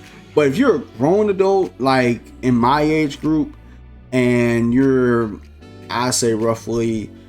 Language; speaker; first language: English; native; English